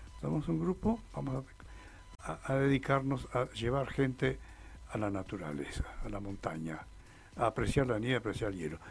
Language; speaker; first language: Spanish; native; Spanish